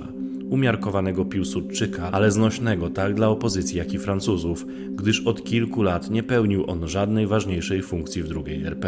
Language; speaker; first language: Polish; native; Polish